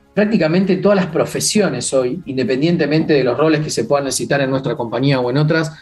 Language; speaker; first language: Spanish; native; Spanish